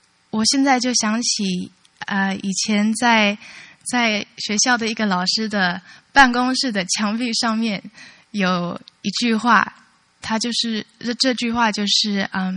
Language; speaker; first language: Chinese; early bilingual, heritage; Chinese